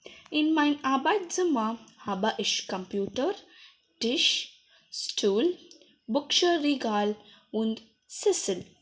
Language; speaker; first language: German; non-native, learner; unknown